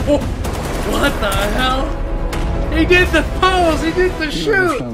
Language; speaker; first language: English; native; English